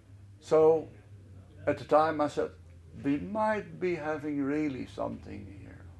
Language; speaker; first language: English; non-native, fluent; Dutch